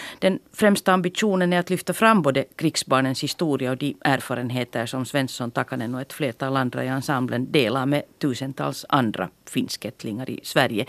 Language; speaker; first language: Swedish; native; Swedish